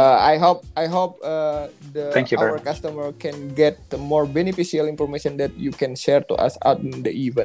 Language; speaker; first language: English; non-native, learner; Indonesian